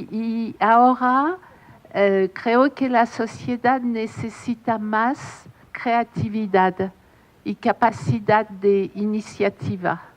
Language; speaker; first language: Spanish; non-native, fluent; French